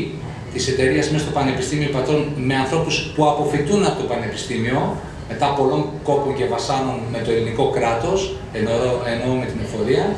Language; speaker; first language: Greek; native; Greek